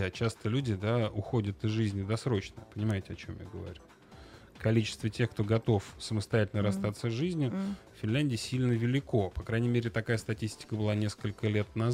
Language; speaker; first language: Russian; native; Russian